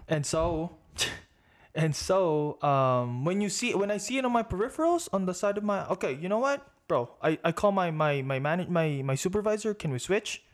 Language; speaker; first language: English; non-native, local second language; Filipino